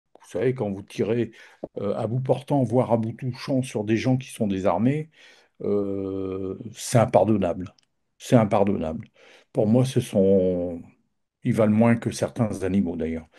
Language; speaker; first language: French; native; French